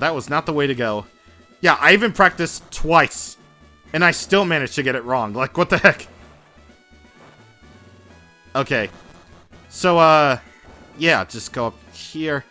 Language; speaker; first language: English; native; English